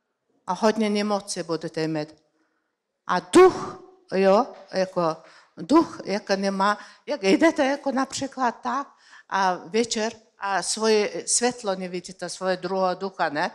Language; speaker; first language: Czech; non-native, learner; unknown